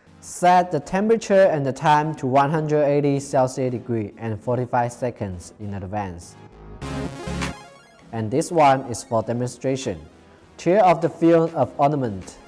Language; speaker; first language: English; non-native, fluent; Chinese